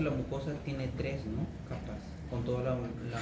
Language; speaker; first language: Spanish; native; Spanish